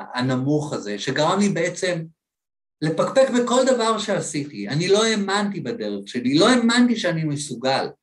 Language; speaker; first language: Hebrew; native; Hebrew